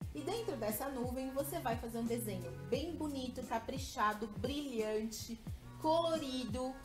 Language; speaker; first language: Portuguese; native; Portuguese